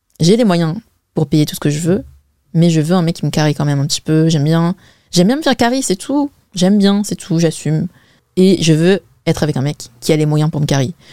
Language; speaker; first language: French; early bilingual, other home language; Wu Chinese